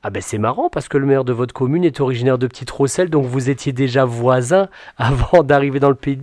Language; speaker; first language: French; native; French